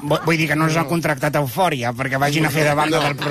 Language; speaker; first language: Catalan; native; Catalan